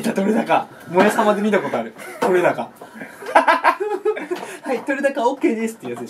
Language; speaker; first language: Japanese; native; Japanese